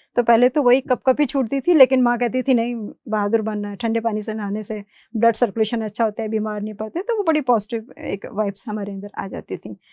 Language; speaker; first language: Hindi; native; Hindi